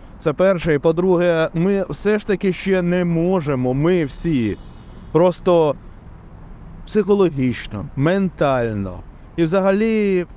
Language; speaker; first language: Ukrainian; native; Ukrainian